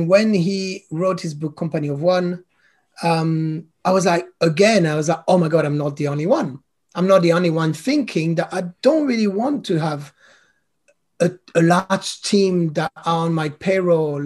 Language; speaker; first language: English; non-native, fluent; French